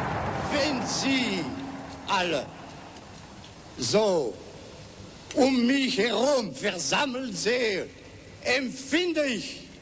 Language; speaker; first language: German; non-native, fluent; French